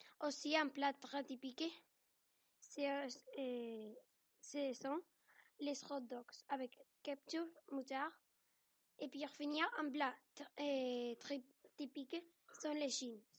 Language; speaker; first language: French; non-native, learner; Spanish